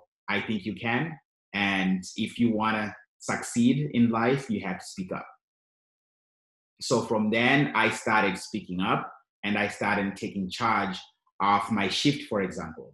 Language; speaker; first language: English; non-native, local second language; Shona